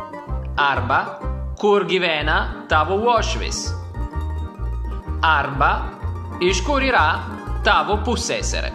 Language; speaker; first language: Lithuanian; non-native, fluent; Italian